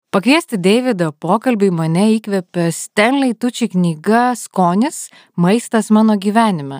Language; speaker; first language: Lithuanian; native; Lithuanian